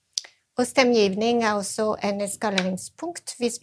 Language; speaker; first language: Norwegian; non-native, fluent; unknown